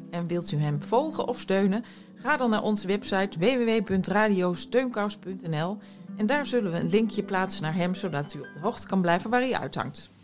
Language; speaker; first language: Dutch; native; Dutch